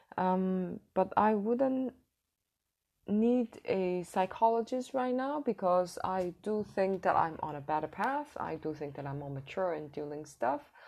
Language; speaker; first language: English; non-native, fluent; Cantonese